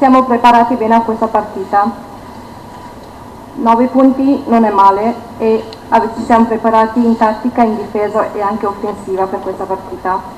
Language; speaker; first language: Italian; non-native, fluent; Turkish